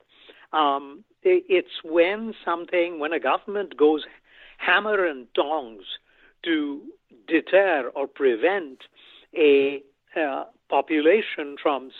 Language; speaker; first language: English; non-native, local second language; Bangla